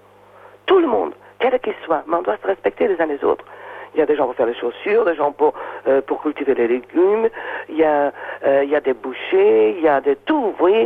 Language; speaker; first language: French; non-native, fluent; Portuguese